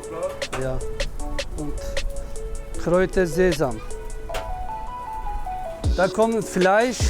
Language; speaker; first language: German; non-native, learner; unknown